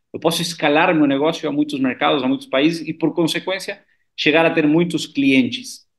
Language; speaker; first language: Portuguese; non-native, fluent; Spanish